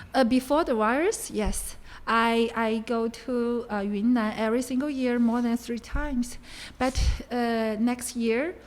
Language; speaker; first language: English; non-native, learner; Chinese